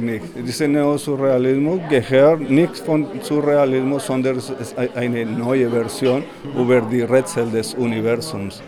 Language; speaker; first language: German; non-native, learner; Spanish